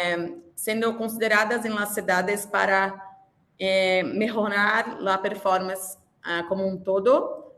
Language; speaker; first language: Spanish; non-native, learner; Portuguese